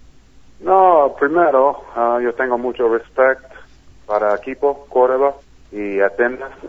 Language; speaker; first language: Spanish; non-native, learner; English